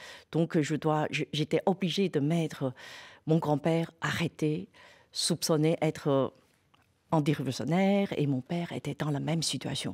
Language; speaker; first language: French; non-native, fluent; Chinese